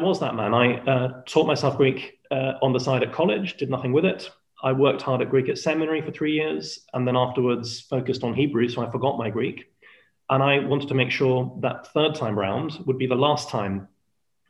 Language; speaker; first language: English; non-native, fluent; Spanish